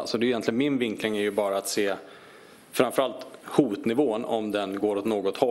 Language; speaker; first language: Swedish; native; Swedish